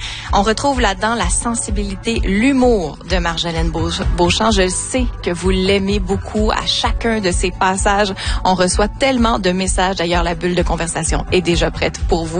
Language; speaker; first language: French; native; French